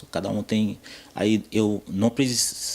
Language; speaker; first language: Portuguese; non-native, fluent; Haitian Creole